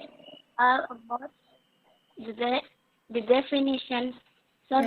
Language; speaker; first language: English; non-native, learner; Indonesian